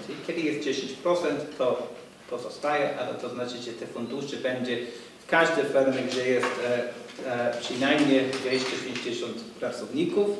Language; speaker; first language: Polish; non-native, fluent; English